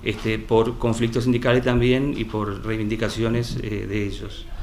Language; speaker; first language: Spanish; native; Spanish